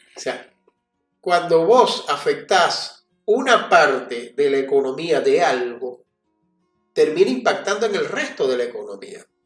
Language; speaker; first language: Spanish; native; Spanish